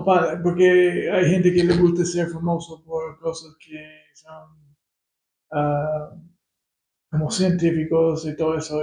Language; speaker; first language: Spanish; non-native, fluent; English